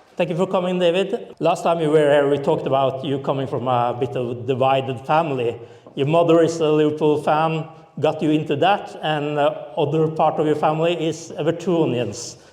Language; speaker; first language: English; non-native, fluent; Norwegian